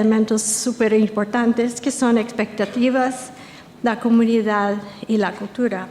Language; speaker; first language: Spanish; non-native, fluent; English